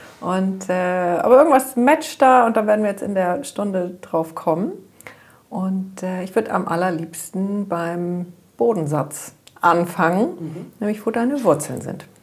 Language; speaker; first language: German; native; German